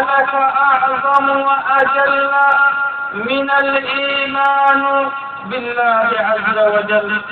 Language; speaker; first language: Arabic; native; Arabic